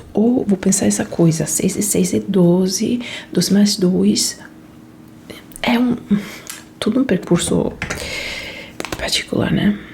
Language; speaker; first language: Portuguese; non-native, fluent; Italian